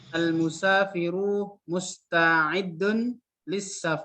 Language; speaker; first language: Arabic; non-native, learner; Indonesian